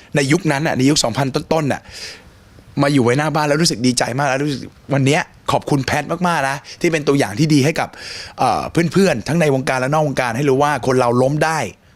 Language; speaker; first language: Thai; early bilingual, heritage; Thai